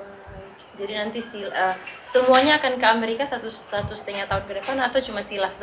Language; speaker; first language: Indonesian; native; Indonesian